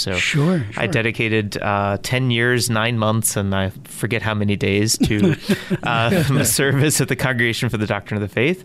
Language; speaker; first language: English; native; English